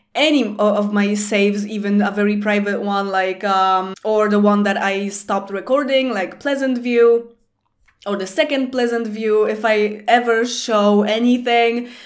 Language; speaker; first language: English; non-native, fluent; Polish